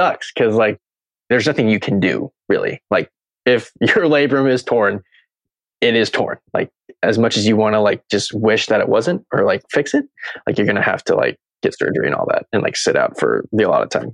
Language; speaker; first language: English; native; English